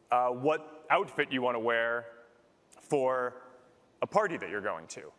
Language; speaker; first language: English; native; English